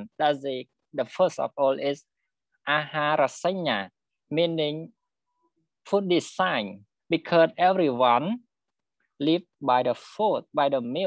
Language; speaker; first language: English; non-native, learner; Khmer